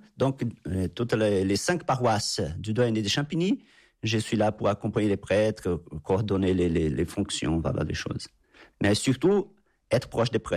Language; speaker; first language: French; non-native, fluent; Portuguese